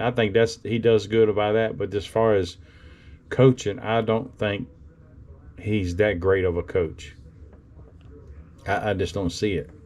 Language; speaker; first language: English; native; English